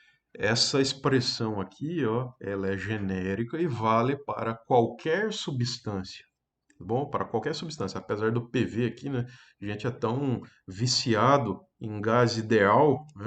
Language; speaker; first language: Portuguese; native; Portuguese